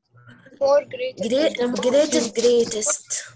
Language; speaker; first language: English; non-native, learner; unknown